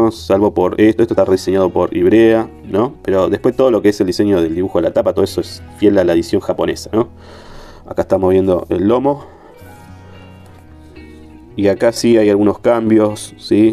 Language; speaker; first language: Spanish; native; Spanish